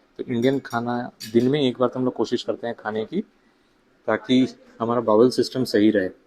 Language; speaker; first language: Hindi; non-native, local second language; Bangla